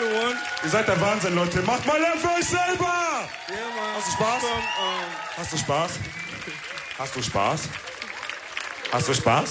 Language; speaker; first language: German; early bilingual, other home language; Wolof